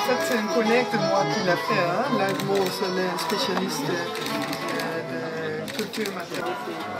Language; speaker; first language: French; non-native, fluent; Dutch